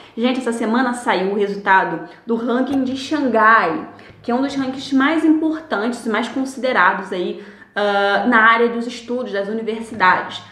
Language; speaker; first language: Portuguese; native; Portuguese